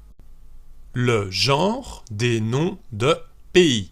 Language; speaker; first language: French; native; French